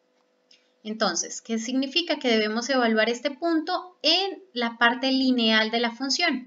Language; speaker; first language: Spanish; native; Spanish